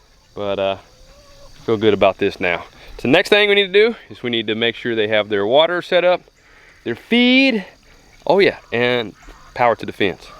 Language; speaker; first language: English; native; English